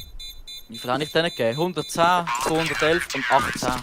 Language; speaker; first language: German; native; German